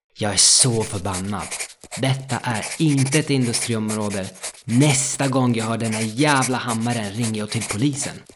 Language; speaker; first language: Swedish; non-native, fluent; Italian